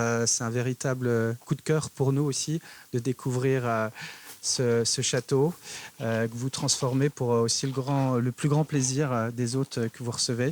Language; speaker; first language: French; native; French